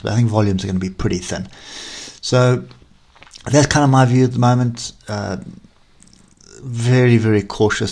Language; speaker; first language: English; native; English